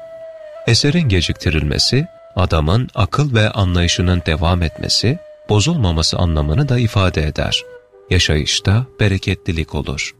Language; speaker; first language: Turkish; native; Turkish